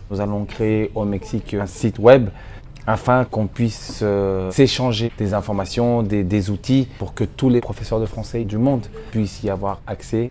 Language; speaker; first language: French; non-native, fluent; Spanish